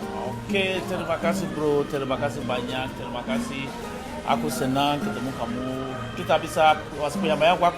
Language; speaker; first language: Indonesian; non-native, fluent; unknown